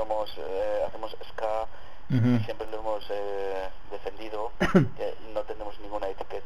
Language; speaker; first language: Spanish; native; Spanish